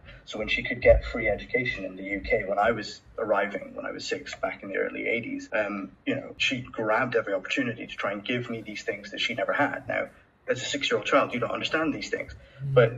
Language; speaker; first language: English; native; English